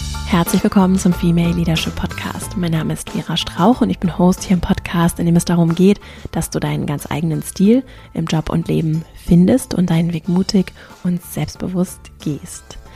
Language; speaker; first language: German; native; German